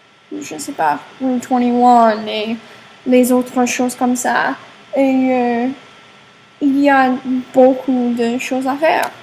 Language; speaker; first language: French; non-native, learner; English